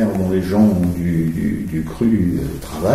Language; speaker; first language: French; native; French